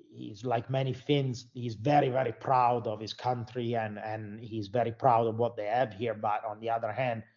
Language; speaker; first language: English; non-native, fluent; Italian